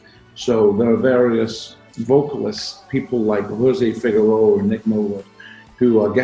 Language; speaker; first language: English; native; English